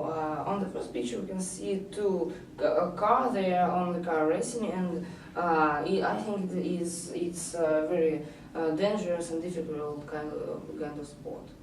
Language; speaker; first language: English; non-native, learner; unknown